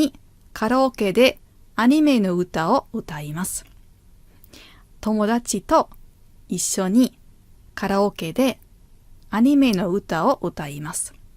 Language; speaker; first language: Japanese; non-native, fluent; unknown